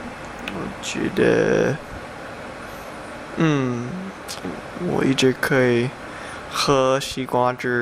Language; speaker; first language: Chinese; non-native, learner; English